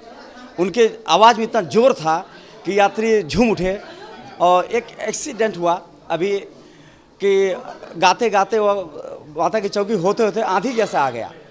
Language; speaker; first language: Hindi; native; Hindi